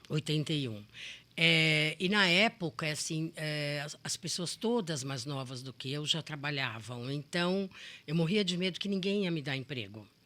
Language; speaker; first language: Portuguese; native; Portuguese